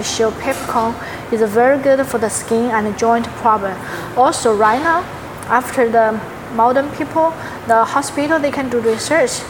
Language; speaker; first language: English; non-native, learner; Chinese